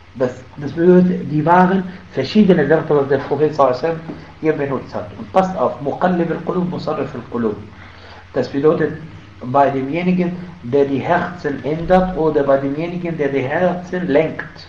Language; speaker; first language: German; non-native, fluent; Arabic